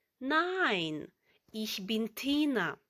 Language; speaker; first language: German; non-native, fluent; Ukrainian